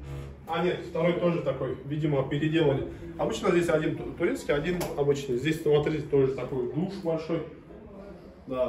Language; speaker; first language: Russian; non-native, fluent; Turkish